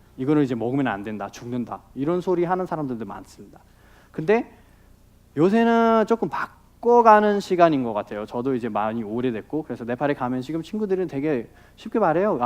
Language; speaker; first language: Korean; non-native, fluent; Nepali